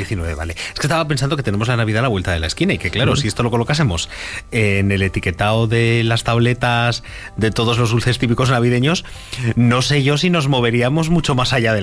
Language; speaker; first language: Spanish; native; Spanish